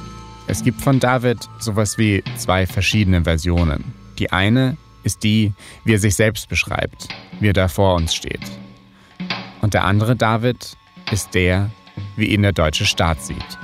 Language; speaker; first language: German; native; German